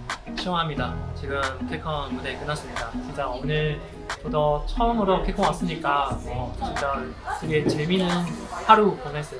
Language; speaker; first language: Korean; non-native, fluent; Chinese